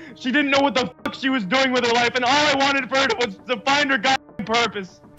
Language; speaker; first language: English; native; English